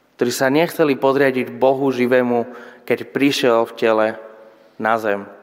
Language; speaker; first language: Slovak; non-native, fluent; Spanish